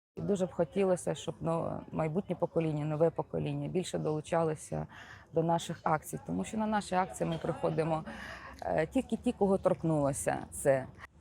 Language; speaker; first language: Ukrainian; native; Ukrainian